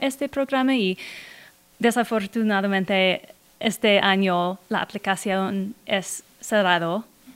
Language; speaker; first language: Spanish; non-native, learner; English